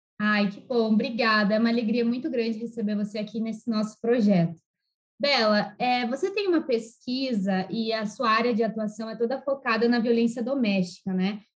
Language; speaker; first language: Portuguese; native; Portuguese